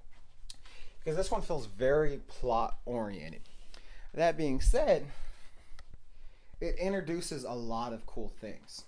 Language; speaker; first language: English; native; English